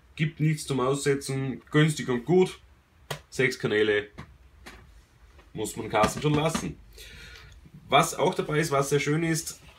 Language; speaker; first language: German; native; German